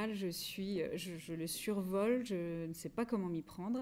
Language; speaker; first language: French; native; French